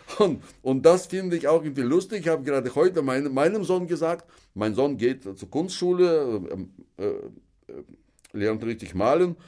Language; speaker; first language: German; non-native, fluent; Russian